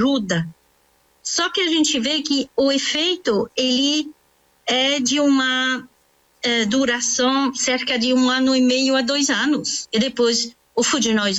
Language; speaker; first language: Portuguese; non-native, fluent; French